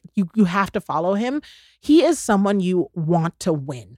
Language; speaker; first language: English; early bilingual, other home language; Akan